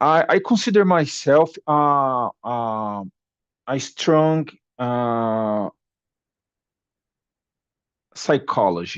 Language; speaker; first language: English; non-native, learner; Portuguese